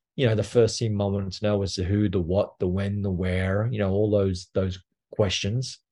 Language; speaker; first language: English; native; English